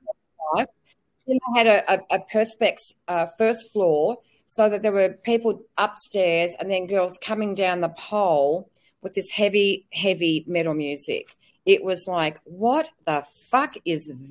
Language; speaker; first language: English; native; English